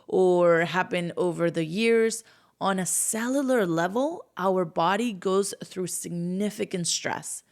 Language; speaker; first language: English; non-native, fluent; Spanish